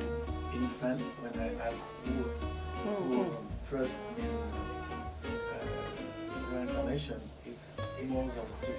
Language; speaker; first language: English; non-native, fluent; French